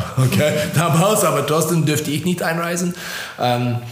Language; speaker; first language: German; non-native, fluent; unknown